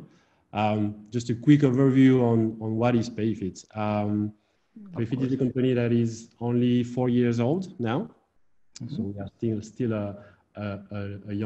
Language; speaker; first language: English; non-native, fluent; French